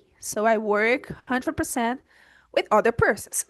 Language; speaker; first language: English; non-native, learner; Portuguese